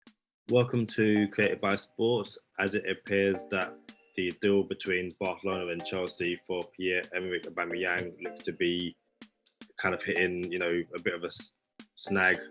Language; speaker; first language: English; native; English